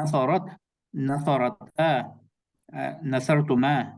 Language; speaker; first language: Arabic; non-native, learner; Urdu